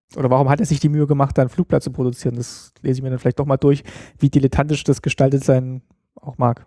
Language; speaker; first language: German; native; German